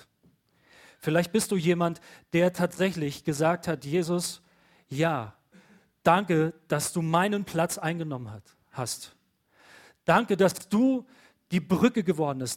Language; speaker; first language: German; native; German